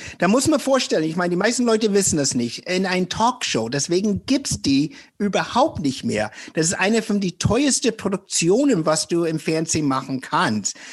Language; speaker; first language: German; non-native, fluent; English